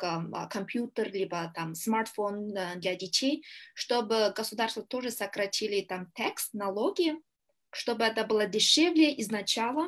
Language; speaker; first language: Russian; non-native, learner; Kyrgyz